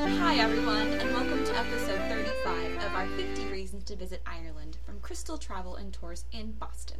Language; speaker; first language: English; native; English